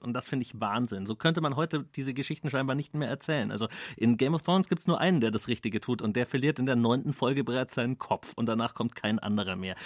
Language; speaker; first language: German; native; German